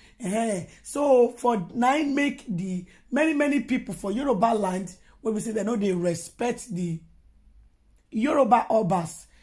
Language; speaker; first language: Nigerian Pidgin; non-native, local second language; Yoruba